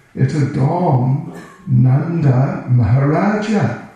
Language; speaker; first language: Russian; non-native, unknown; English